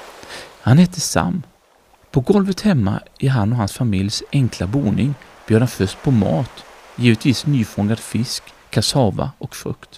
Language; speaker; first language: Swedish; native; Swedish